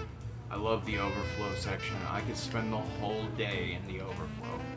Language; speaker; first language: English; native; English